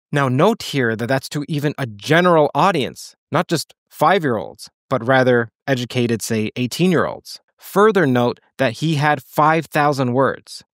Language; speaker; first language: English; native; English